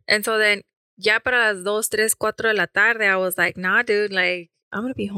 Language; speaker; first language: English; early bilingual, other home language; Spanish